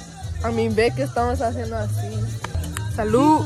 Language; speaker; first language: Spanish; early bilingual, heritage; Spanish